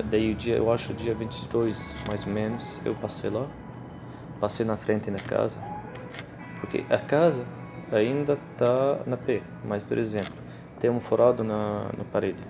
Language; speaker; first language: Portuguese; non-native, learner; Arabic